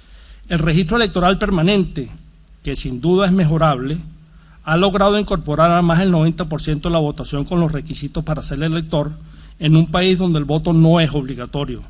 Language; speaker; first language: Spanish; native; Spanish